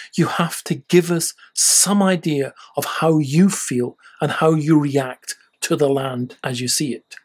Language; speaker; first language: English; native; English